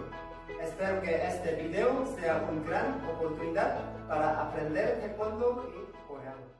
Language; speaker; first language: Spanish; non-native, learner; Korean